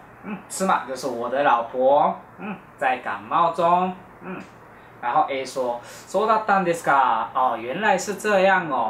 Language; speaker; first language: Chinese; non-native, fluent; Japanese